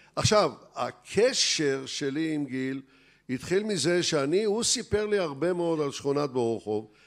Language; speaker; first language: Hebrew; native; Hebrew